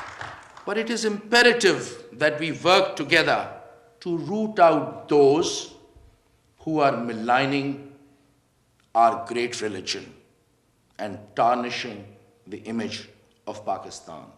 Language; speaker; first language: English; non-native, local second language; Urdu